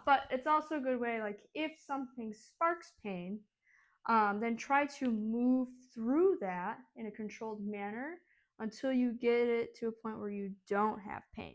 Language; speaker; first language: English; native; English